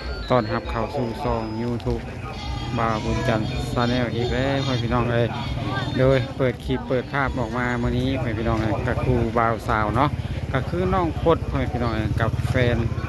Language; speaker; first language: Thai; non-native, local second language; Lao